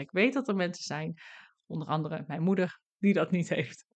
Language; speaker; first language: Dutch; native; Dutch